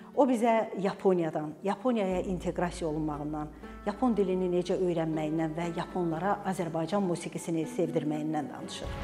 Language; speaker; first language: Azerbaijani; native; Azerbaijani